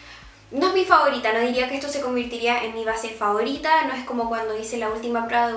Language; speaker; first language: Spanish; native; Spanish